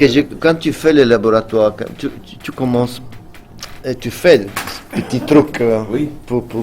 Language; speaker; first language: French; non-native, fluent; Italian